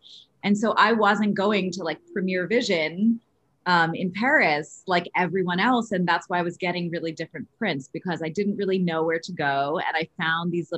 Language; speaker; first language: English; native; English